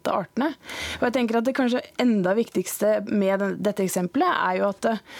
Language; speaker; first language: Norwegian; native; Norwegian